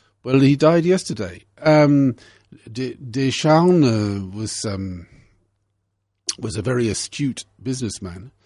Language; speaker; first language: English; native; English